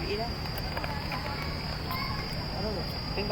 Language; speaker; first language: English; non-native, learner; Tamil